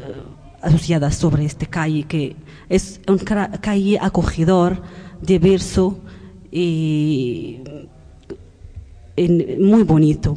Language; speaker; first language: Spanish; non-native, learner; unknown